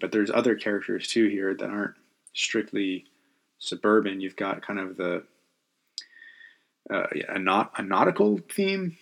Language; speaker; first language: English; native; English